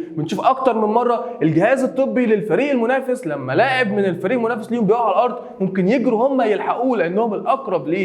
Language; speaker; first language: Arabic; native; Arabic